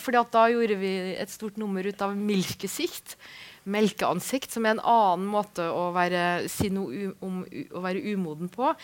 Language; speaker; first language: Norwegian; native; Norwegian